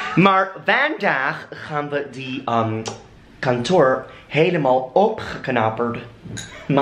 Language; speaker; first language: Dutch; non-native, fluent; English